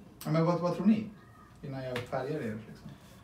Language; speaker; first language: Swedish; native; Swedish